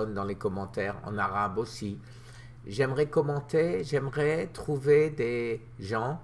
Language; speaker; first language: French; native; French